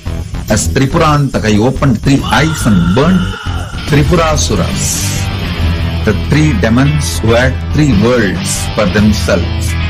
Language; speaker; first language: English; non-native, local second language; Tamil